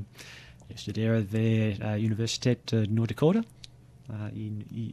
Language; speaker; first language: Norwegian; non-native, learner; English